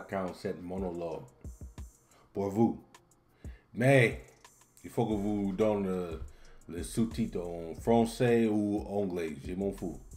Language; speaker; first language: French; non-native, learner; English